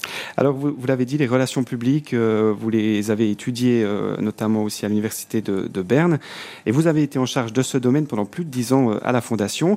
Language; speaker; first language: French; native; French